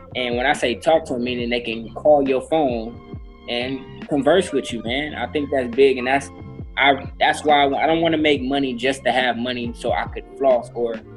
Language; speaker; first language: English; native; English